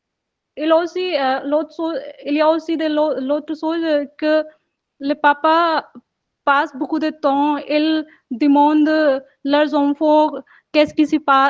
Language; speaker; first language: French; non-native, learner; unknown